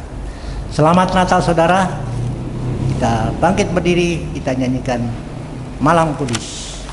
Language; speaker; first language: Indonesian; native; Indonesian